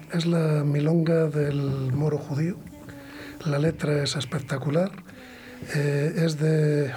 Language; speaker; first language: Spanish; native; Spanish